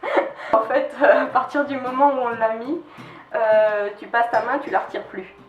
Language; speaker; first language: French; native; French